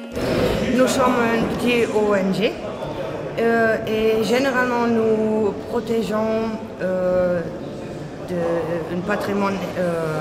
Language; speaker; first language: French; non-native, learner; Turkish